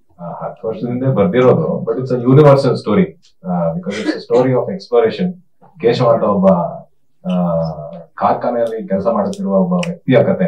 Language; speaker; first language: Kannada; native; Kannada